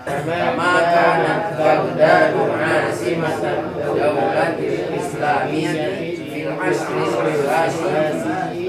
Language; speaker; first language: Arabic; non-native, learner; Indonesian